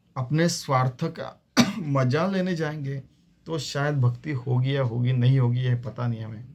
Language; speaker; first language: Hindi; non-native, local second language; Marathi